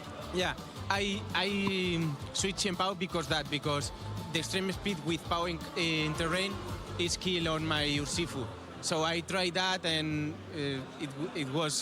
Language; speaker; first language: English; non-native, learner; Spanish